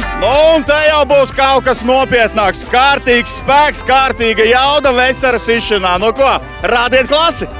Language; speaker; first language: Latvian; native; Latvian